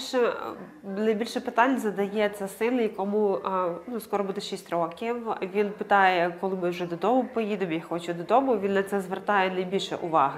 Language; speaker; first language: Ukrainian; native; Ukrainian